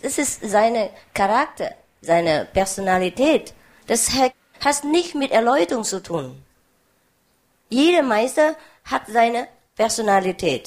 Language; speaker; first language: German; non-native, learner; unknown